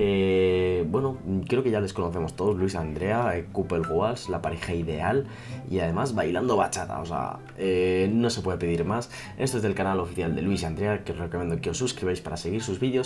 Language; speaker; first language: Spanish; native; Spanish